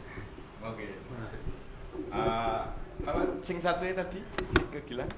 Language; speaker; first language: Indonesian; non-native, local second language; Javanese